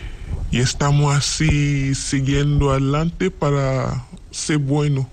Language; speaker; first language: Spanish; non-native, learner; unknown